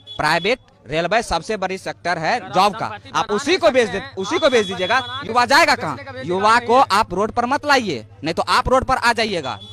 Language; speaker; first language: Hindi; native; Hindi